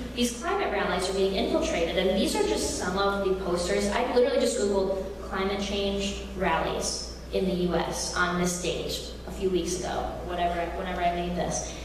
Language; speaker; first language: English; native; English